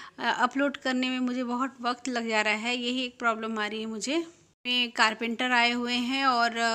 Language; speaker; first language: Hindi; non-native, local second language; Bangla